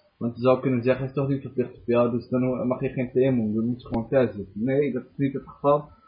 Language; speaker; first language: Dutch; early bilingual, other home language; Arabic